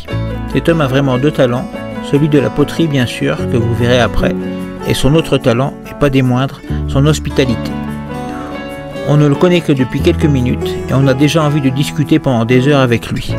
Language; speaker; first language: French; native; French